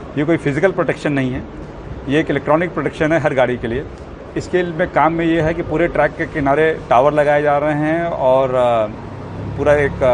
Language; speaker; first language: Hindi; native; Hindi